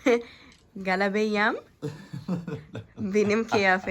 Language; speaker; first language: Turkish; non-native, learner; Arabic